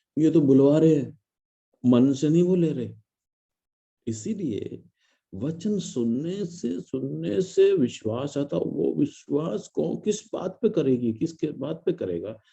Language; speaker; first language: Hindi; non-native, local second language; Malayalam